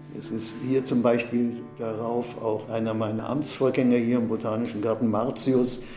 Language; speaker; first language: German; native; German